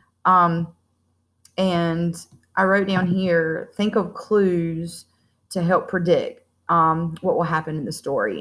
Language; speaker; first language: English; native; English